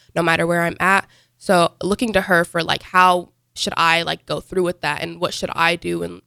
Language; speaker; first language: English; native; English